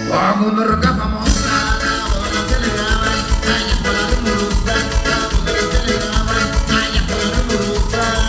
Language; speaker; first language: Spanish; native; Spanish